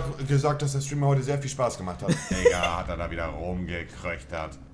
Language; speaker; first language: German; native; German